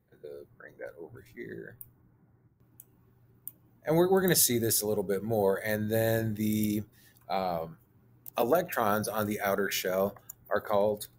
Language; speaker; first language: English; native; English